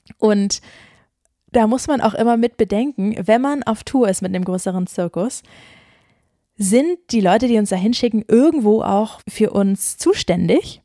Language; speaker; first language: German; native; German